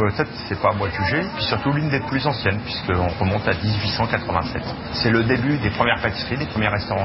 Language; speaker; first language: French; native; French